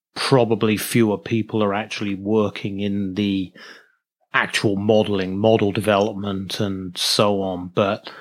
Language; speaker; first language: English; native; English